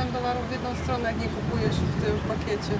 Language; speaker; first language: Polish; native; Polish